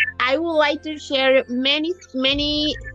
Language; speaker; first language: English; non-native, learner; Spanish